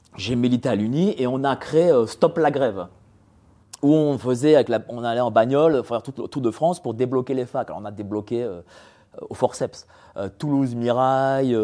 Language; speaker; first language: French; early bilingual, other home language; Polish